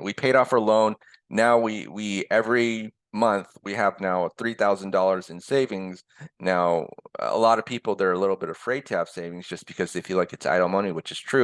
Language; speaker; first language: English; early bilingual, other home language; Korean